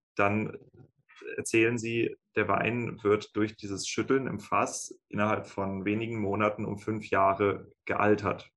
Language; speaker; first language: German; native; German